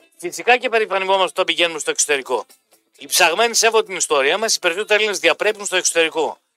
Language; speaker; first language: Greek; native; Greek